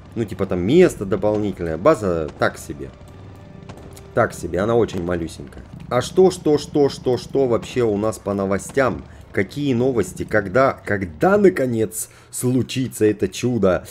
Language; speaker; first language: Russian; native; Russian